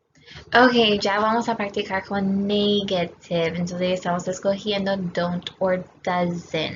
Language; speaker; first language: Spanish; non-native, fluent; English